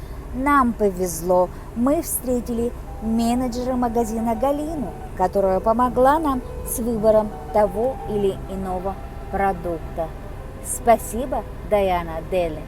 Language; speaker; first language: Russian; non-native, local second language; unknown